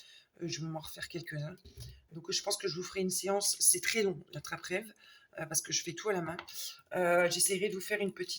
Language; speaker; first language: French; native; French